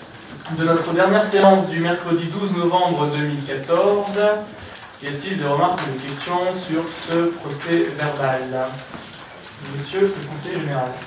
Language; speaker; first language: French; native; French